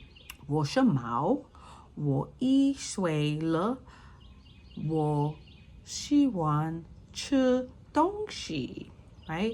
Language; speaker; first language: Chinese; non-native, learner; English